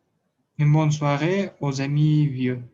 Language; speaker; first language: French; non-native, learner; Russian